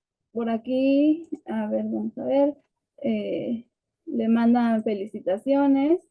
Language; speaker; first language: Spanish; native; Spanish